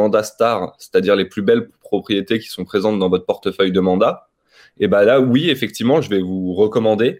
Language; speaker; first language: French; native; French